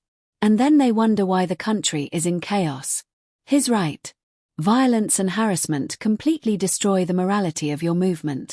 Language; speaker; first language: English; native; English